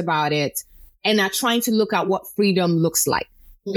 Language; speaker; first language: English; non-native, local second language; Yoruba